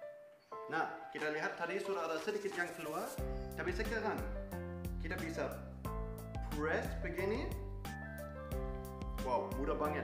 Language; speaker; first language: Indonesian; non-native, fluent; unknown